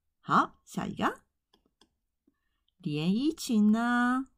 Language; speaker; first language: Chinese; non-native, fluent; Japanese